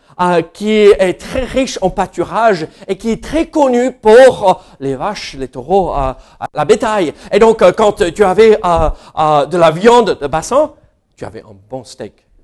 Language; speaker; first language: French; non-native, fluent; English